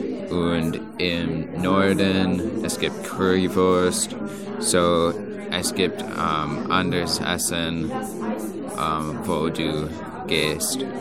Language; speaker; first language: German; non-native, learner; English